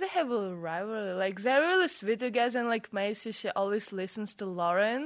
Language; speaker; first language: English; non-native, fluent; Russian